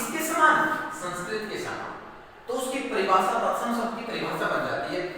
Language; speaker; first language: Hindi; native; Hindi